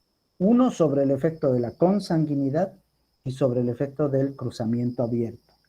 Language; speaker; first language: Spanish; native; Spanish